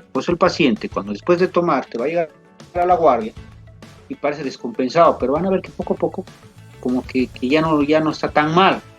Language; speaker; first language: Spanish; native; Spanish